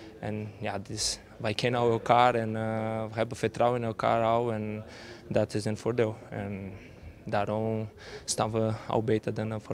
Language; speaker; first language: Dutch; non-native, fluent; Portuguese